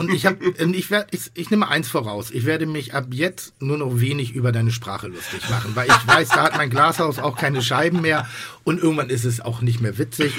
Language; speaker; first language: German; native; German